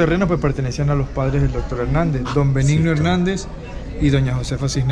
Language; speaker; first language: Spanish; native; Spanish